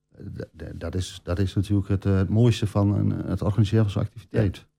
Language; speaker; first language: Dutch; native; Dutch